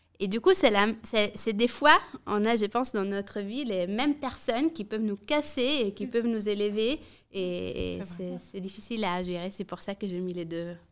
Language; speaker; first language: French; non-native, fluent; Italian